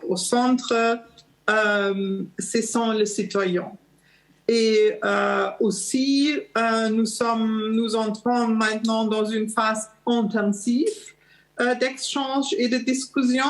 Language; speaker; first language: French; non-native, fluent; German